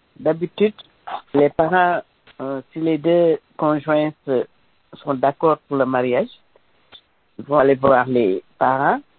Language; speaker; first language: French; non-native, local second language; Wolof